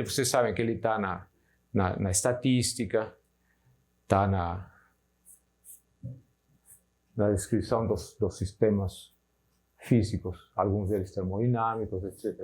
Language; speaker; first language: Portuguese; non-native, fluent; Spanish